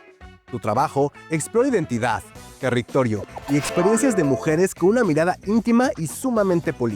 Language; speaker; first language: Spanish; native; Spanish